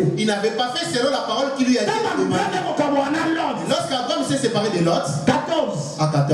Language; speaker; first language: French; non-native, local second language; Lingala